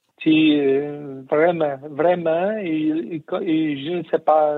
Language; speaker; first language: French; non-native, learner; Portuguese